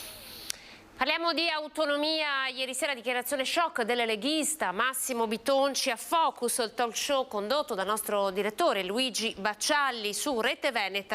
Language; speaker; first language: Italian; native; Italian